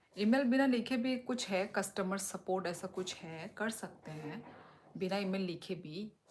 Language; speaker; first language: Hindi; non-native, local second language; Kok Borok